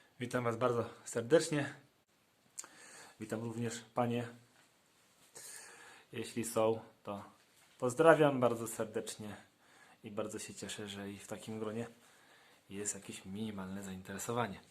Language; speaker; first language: Polish; native; Polish